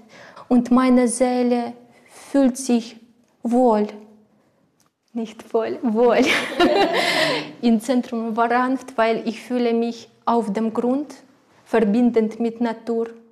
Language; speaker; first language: German; non-native, learner; Ukrainian